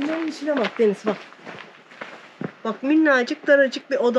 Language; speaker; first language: Turkish; native; Turkish